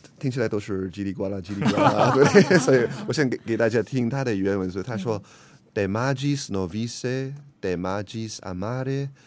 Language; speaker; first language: Chinese; non-native, fluent; Filipino